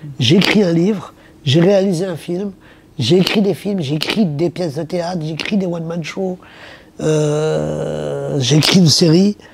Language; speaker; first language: French; early bilingual, other home language; Arabic